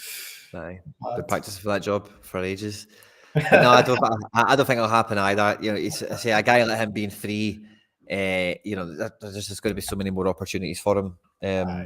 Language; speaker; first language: English; native; English